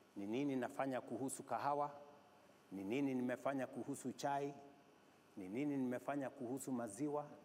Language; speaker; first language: Swahili; non-native, local second language; Kalenjin